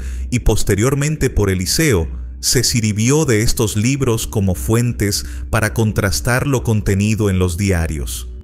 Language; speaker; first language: Spanish; native; Spanish